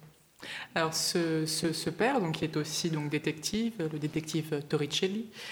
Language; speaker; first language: French; native; French